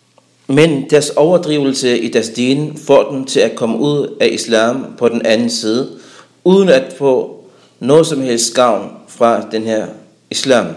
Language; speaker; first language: Danish; early bilingual, other home language; Arabic